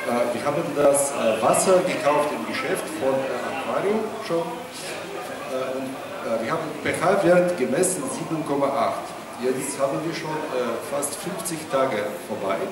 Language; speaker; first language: German; non-native, learner; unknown